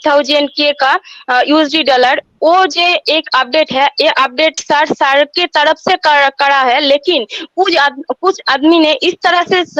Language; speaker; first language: Hindi; non-native, local second language; Bangla